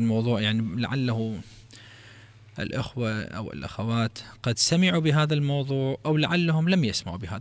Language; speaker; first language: Arabic; native; Arabic